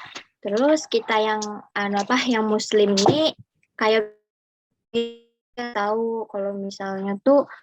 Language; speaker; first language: Indonesian; native; Indonesian